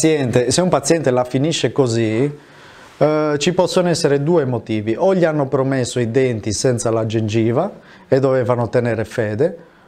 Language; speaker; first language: Italian; native; Italian